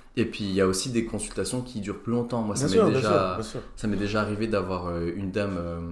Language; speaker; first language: French; native; French